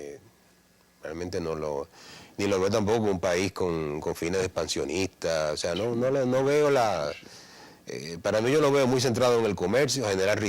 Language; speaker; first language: Spanish; native; Spanish